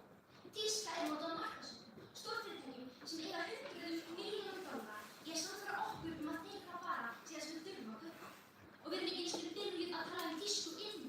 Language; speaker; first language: Icelandic; native; Icelandic